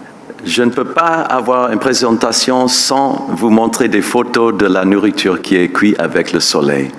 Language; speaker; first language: French; non-native, fluent; English